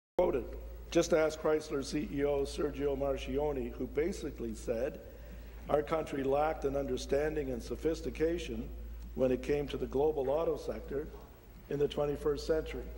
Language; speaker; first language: English; native; English